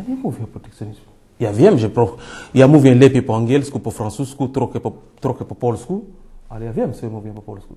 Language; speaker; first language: Polish; non-native, fluent; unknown